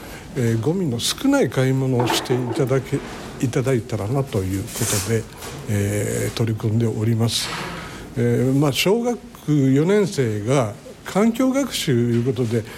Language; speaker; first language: Japanese; native; Japanese